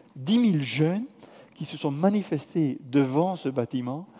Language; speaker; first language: French; non-native, fluent; Dutch